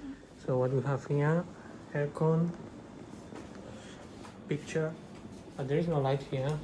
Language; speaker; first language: English; non-native, learner; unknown